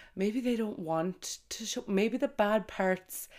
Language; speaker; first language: English; native; English